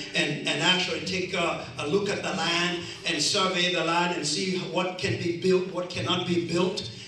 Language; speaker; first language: English; non-native, local second language; Kikuyu